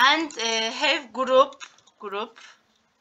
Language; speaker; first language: English; non-native, learner; Turkish